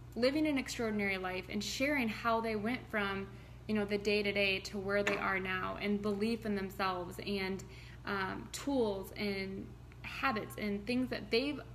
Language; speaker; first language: English; native; English